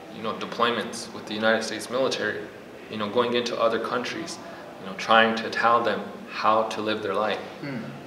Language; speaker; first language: English; native; English